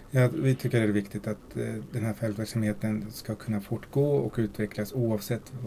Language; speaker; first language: Swedish; early bilingual, other home language; Spanish